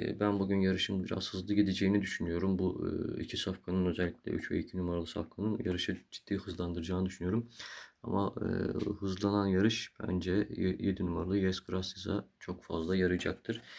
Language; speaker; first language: Turkish; native; Turkish